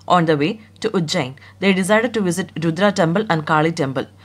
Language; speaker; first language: English; non-native, local second language; Malayalam